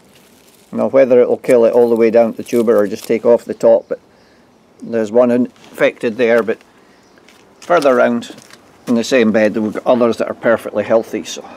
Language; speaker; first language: English; native; English